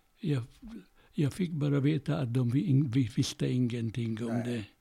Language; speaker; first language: Swedish; non-native, fluent; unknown